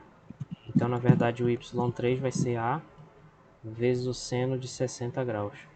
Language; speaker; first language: Portuguese; native; Portuguese